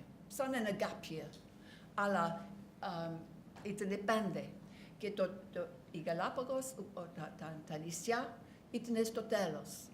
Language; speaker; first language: Greek; non-native, learner; English